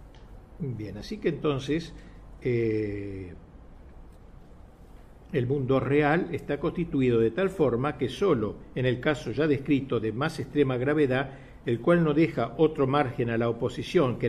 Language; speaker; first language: Spanish; native; Spanish